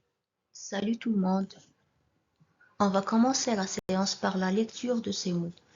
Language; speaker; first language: French; non-native, local second language; Arabic